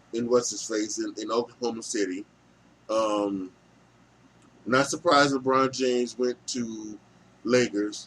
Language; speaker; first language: English; native; English